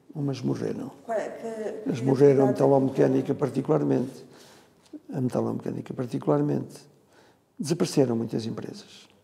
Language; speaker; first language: Portuguese; native; Portuguese